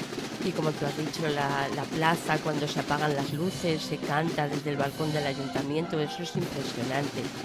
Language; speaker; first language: Spanish; native; Spanish